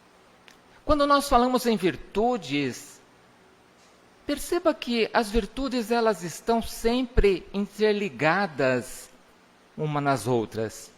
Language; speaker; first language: Portuguese; native; Portuguese